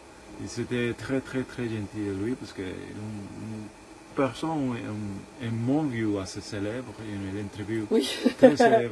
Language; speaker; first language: French; non-native, learner; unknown